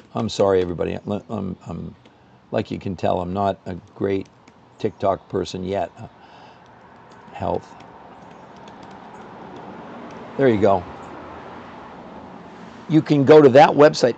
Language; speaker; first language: English; native; English